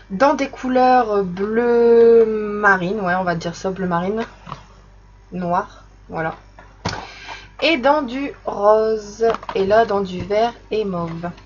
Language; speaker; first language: French; native; French